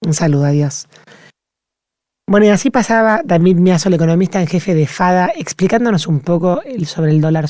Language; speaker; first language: Spanish; native; Spanish